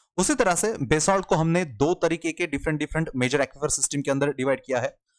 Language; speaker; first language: Hindi; non-native, local second language; Marathi